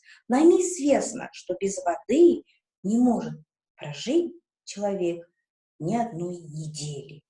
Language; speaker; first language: Russian; non-native, local second language; Kazakh